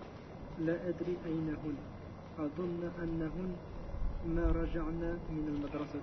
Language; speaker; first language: Arabic; non-native, learner; French